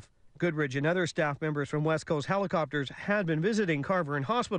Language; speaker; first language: English; native; English